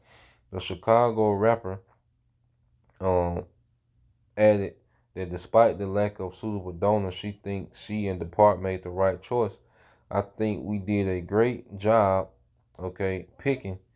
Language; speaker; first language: English; native; English